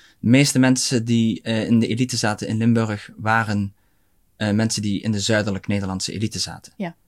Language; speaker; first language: Dutch; native; Dutch